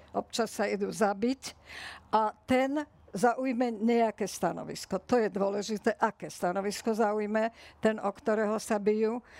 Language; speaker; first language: Slovak; native; Slovak